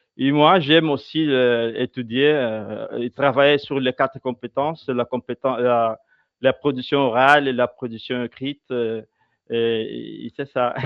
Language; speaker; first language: French; non-native, fluent; Portuguese